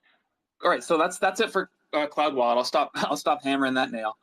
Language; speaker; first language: English; native; English